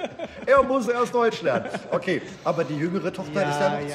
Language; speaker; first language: German; native; German